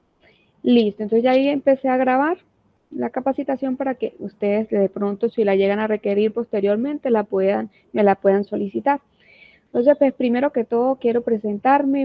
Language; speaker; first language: Spanish; native; Spanish